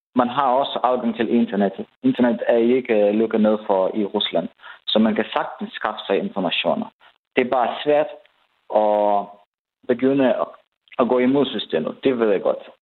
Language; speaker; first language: Danish; non-native, fluent; Ukrainian